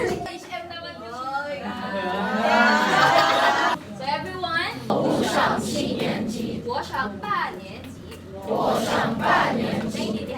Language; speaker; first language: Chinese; non-native, learner; Filipino